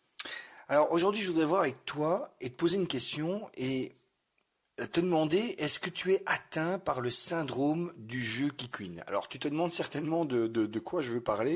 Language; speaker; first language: French; native; French